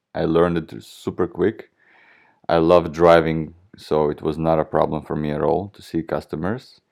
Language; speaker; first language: English; non-native, fluent; Russian